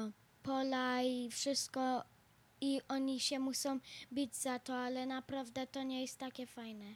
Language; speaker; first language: Polish; early bilingual, heritage; Polish